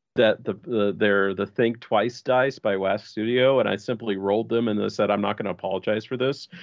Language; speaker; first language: English; native; English